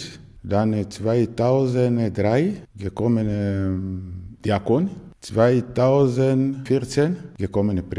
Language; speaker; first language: German; non-native, learner; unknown